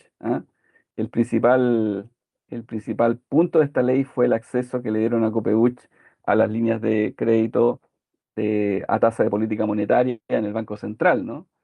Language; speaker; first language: Spanish; native; Spanish